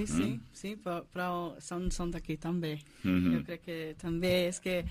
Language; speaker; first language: Catalan; non-native, learner; English